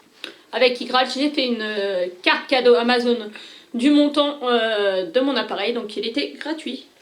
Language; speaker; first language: French; native; French